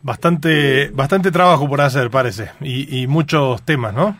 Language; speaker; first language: Spanish; native; Spanish